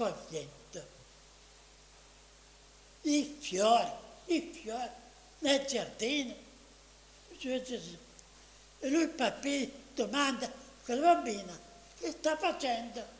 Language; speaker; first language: Italian; non-native, fluent; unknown